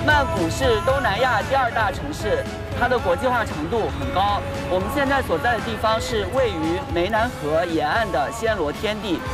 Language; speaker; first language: Chinese; native; Chinese